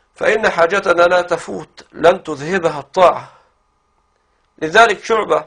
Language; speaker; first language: Arabic; native; Arabic